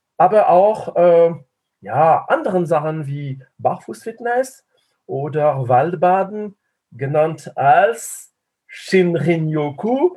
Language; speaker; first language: German; non-native, fluent; French